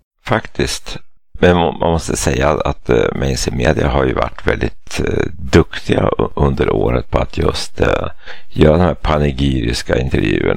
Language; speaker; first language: Swedish; native; Swedish